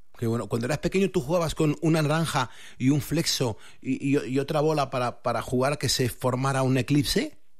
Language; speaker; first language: Spanish; native; Spanish